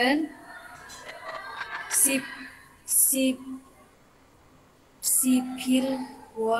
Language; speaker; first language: Korean; non-native, learner; Indonesian